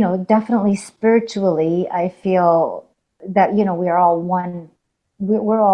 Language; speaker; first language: English; non-native, fluent; Hindi